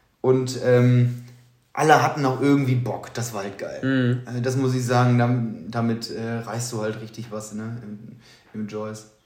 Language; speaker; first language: German; native; German